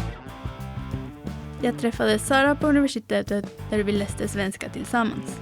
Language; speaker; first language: Swedish; non-native, fluent; Spanish